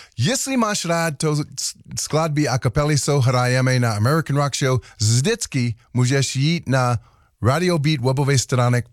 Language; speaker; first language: Czech; non-native, learner; English